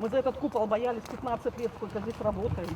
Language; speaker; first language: Russian; native; Russian